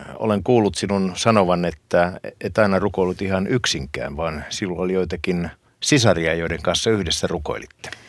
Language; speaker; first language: Finnish; native; Finnish